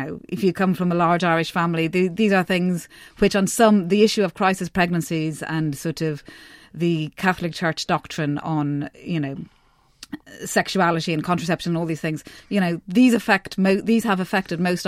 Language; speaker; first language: English; native; English